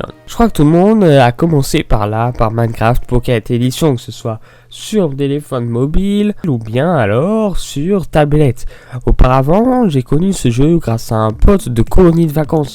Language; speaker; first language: French; native; French